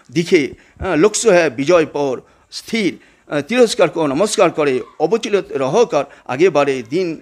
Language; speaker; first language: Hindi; non-native, local second language; Bangla